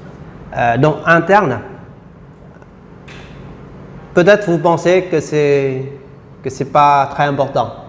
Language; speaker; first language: French; non-native, fluent; Vietnamese